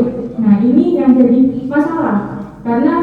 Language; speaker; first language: Indonesian; native; Indonesian